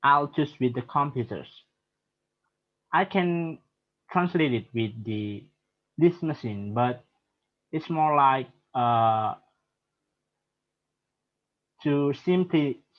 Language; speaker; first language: English; non-native, learner; Indonesian